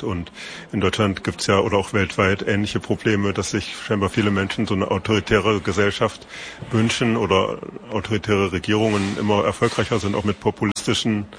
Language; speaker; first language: German; native; German